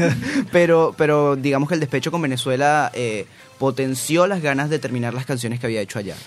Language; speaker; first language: Spanish; native; Spanish